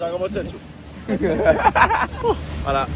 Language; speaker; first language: Spanish; native; Spanish